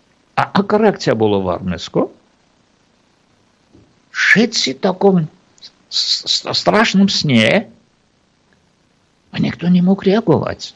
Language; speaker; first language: Slovak; non-native, fluent; Armenian